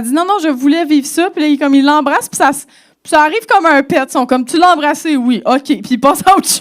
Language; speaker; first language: French; native; French